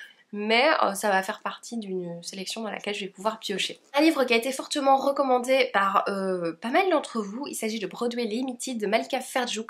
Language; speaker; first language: French; native; French